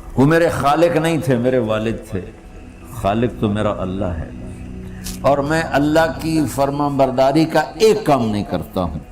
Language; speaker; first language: Urdu; non-native, local second language; Punjabi